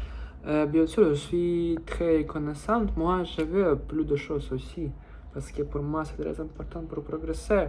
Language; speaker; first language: French; non-native, learner; Russian